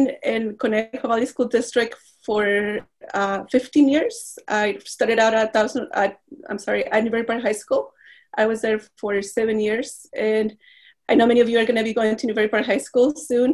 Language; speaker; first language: English; non-native, fluent; Spanish